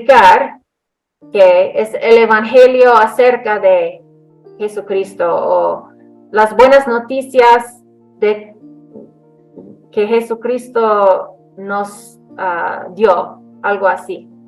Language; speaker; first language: Spanish; non-native, fluent; English